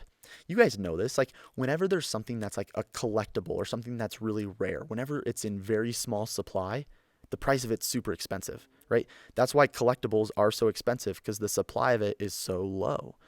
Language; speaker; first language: English; native; English